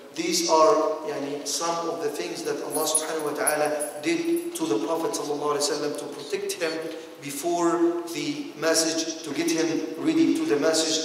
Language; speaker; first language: English; non-native, fluent; Arabic